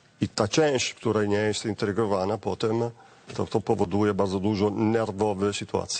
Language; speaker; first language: Polish; non-native, learner; Italian